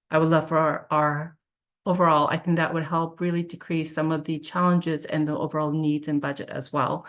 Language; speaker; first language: English; early bilingual, other home language; Korean